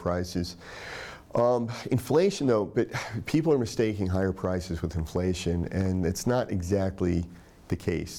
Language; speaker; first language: English; native; English